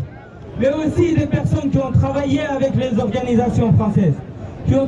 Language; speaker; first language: French; non-native, fluent; Persian